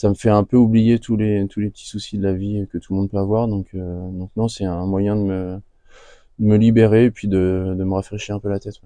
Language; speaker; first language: French; native; French